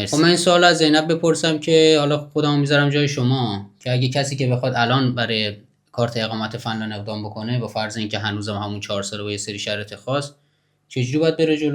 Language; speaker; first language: Persian; native; Persian